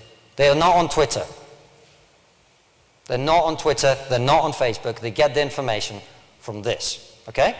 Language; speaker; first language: English; early bilingual, other home language; Russian